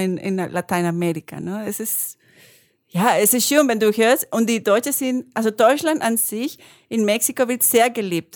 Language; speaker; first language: German; non-native, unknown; Spanish